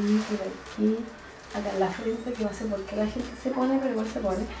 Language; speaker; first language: Spanish; native; Spanish